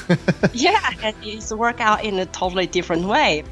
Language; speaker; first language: English; non-native, fluent; Chinese